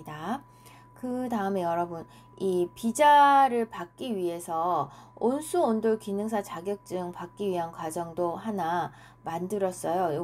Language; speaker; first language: Korean; native; Korean